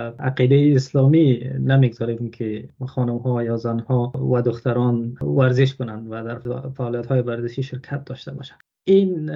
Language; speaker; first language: Persian; native; Persian